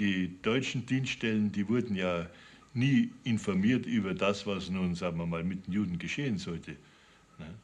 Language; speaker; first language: German; native; German